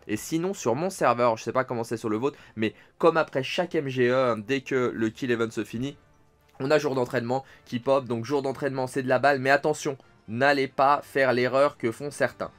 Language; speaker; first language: French; native; French